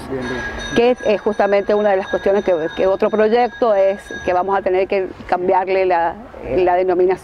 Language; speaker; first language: Spanish; native; Spanish